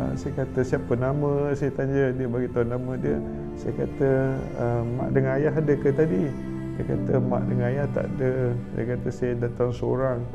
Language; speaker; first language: Malay; native; Malay